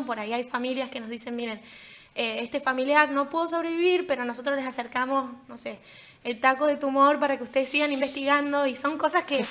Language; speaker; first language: Spanish; native; Spanish